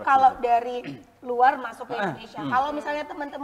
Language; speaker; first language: Indonesian; native; Indonesian